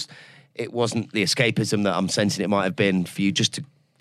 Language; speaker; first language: English; native; English